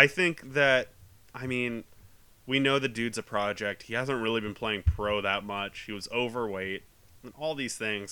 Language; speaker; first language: English; native; English